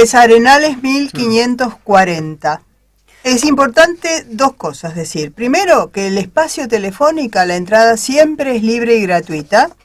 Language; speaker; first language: Spanish; native; Spanish